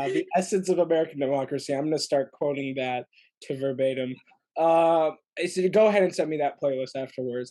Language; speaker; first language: English; native; English